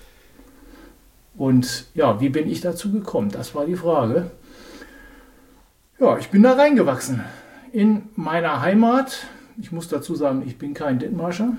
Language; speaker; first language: German; native; German